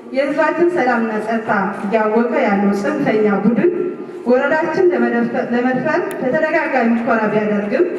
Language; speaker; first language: Amharic; non-native, local second language; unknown